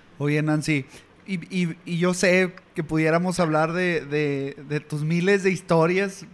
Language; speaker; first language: Spanish; native; Spanish